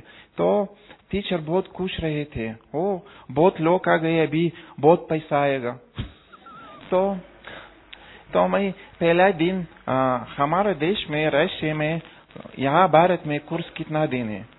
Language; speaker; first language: Hindi; non-native, learner; Russian